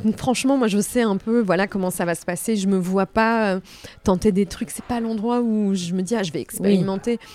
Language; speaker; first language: French; native; French